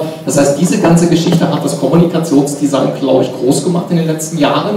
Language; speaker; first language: German; native; German